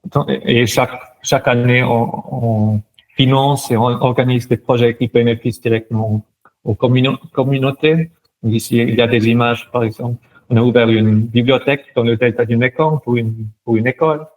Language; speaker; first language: French; non-native, local second language; German